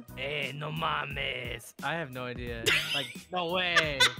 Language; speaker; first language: English; native; English